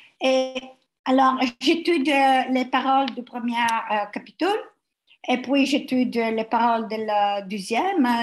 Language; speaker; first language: French; non-native, learner; Italian